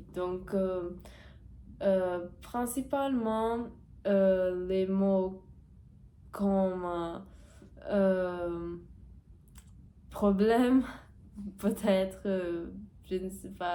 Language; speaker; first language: French; non-native, learner; Portuguese